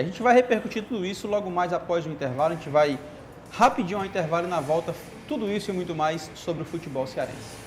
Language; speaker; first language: Portuguese; native; Portuguese